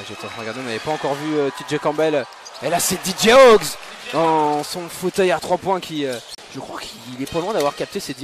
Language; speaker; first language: French; native; French